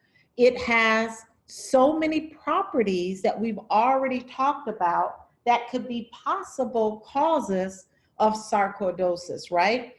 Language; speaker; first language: English; native; English